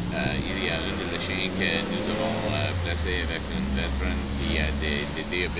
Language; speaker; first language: French; non-native, local second language; English